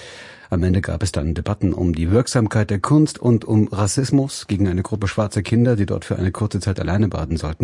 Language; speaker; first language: German; native; German